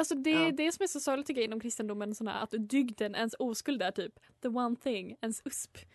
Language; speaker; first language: Swedish; native; Swedish